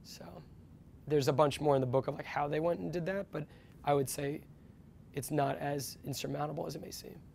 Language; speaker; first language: English; native; English